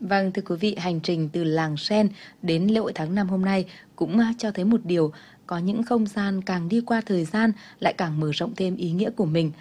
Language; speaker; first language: Vietnamese; native; Vietnamese